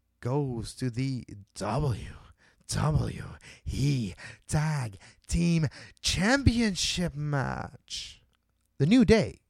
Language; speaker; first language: English; non-native, local second language; French